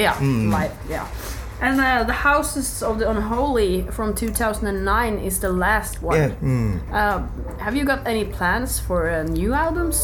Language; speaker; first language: English; non-native, learner; Norwegian